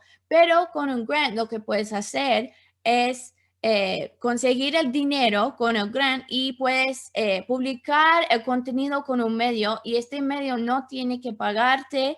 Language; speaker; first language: Spanish; non-native, fluent; English